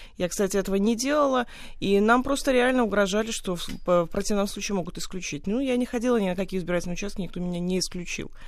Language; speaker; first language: Russian; native; Russian